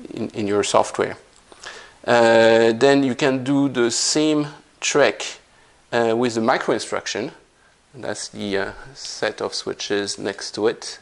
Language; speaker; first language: English; non-native, fluent; French